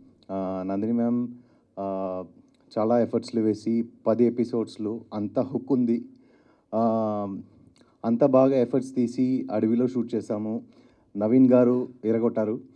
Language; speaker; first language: Telugu; non-native, learner; Tamil